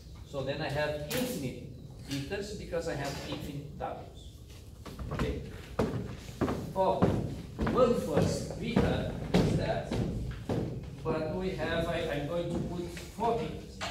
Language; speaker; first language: English; non-native, fluent; Portuguese